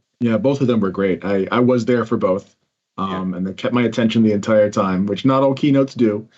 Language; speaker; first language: English; native; English